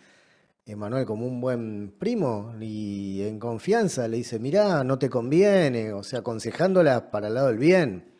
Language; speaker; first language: Spanish; native; Spanish